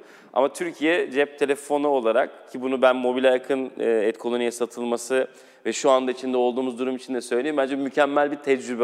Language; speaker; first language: Turkish; native; Turkish